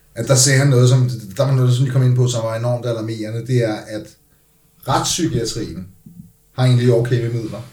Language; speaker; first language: Danish; native; Danish